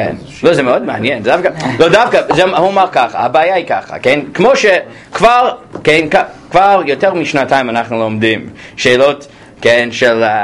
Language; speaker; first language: Hebrew; non-native, fluent; English